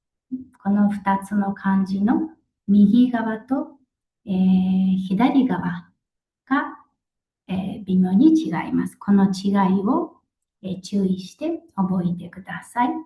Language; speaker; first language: Japanese; non-native, local second language; Mongolian